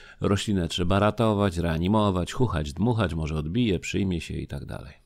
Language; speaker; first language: Polish; native; Polish